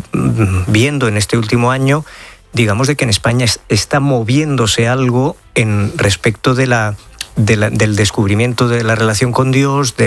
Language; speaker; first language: Spanish; native; Spanish